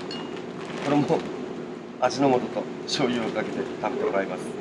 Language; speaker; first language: Japanese; native; Japanese